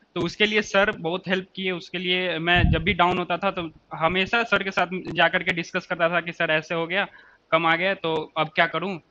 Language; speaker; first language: Hindi; native; Hindi